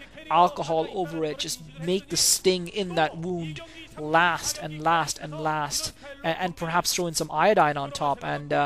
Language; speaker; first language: English; native; English